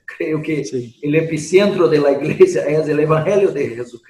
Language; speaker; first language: Spanish; non-native, fluent; Portuguese